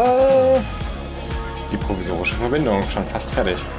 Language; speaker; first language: German; native; German